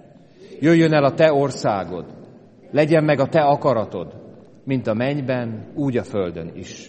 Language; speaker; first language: Hungarian; native; Hungarian